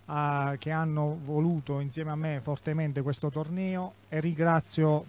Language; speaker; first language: Italian; native; Italian